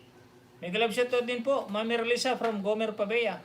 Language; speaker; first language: Filipino; non-native, local second language; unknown